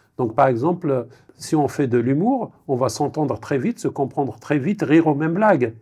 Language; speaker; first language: French; non-native, local second language; Kabyle